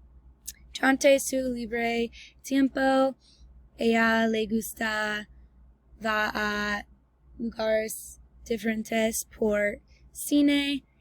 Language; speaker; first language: Spanish; non-native, learner; English